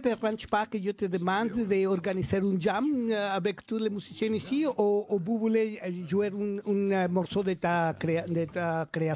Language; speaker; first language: French; non-native, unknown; Spanish